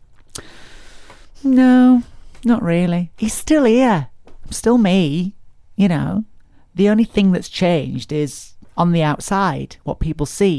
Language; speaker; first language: English; native; English